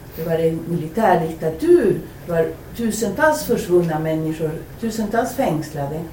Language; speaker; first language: Swedish; non-native, fluent; Spanish